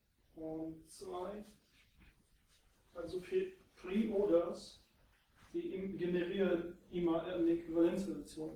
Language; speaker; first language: German; non-native, fluent; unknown